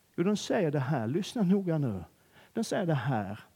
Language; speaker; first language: Swedish; native; Swedish